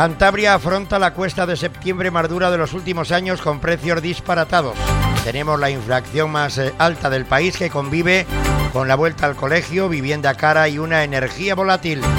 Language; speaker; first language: Spanish; native; Spanish